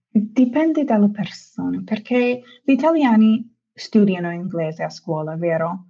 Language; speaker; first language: Italian; non-native, fluent; English